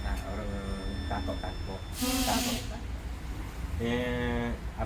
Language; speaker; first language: Malay; native; Malay